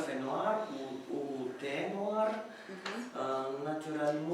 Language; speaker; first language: French; non-native, learner; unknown